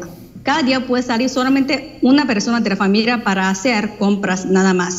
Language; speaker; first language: Spanish; non-native, fluent; Chinese